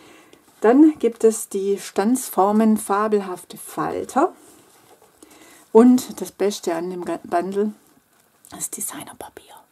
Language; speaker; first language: German; native; German